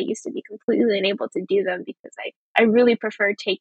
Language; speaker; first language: English; early bilingual, other home language; Chinese